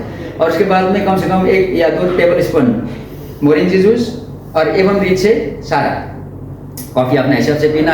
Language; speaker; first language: Hindi; non-native, local second language; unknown